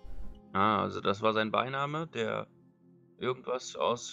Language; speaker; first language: German; native; German